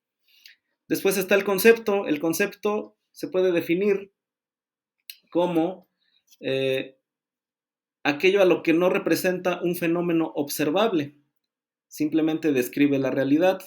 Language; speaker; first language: Spanish; native; Spanish